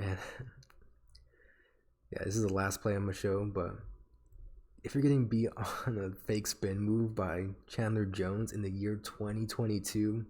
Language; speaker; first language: English; native; English